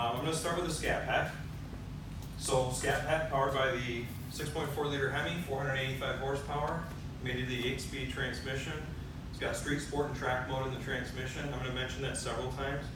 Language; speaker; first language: English; native; English